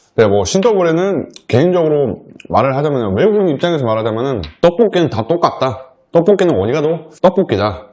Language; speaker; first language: Korean; non-native, fluent; Russian